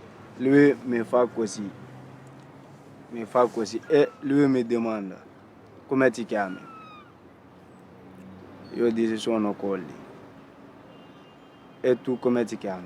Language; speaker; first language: Italian; non-native, learner; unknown